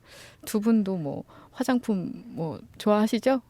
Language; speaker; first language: Korean; native; Korean